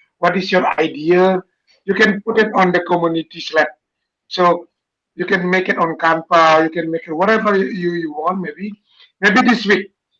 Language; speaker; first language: English; non-native, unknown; Indonesian